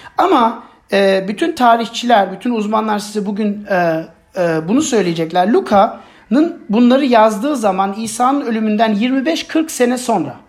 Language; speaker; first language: Turkish; non-native, fluent; German